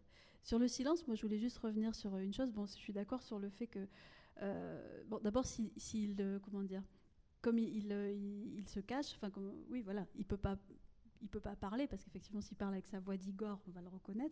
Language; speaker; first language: French; native; French